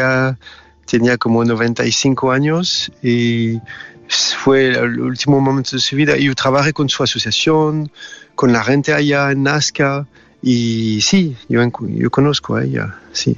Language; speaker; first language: Spanish; non-native, learner; French